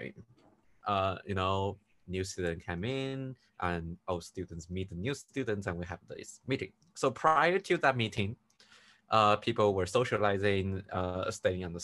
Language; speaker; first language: English; non-native, fluent; Chinese